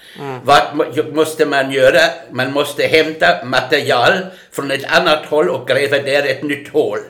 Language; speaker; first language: Swedish; non-native, fluent; German